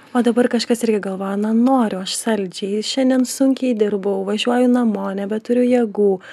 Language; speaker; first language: Lithuanian; native; Lithuanian